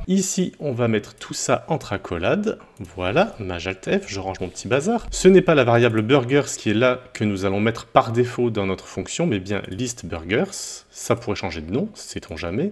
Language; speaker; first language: French; native; French